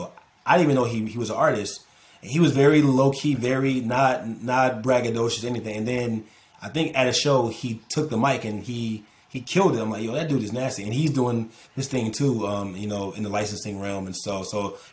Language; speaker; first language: English; native; English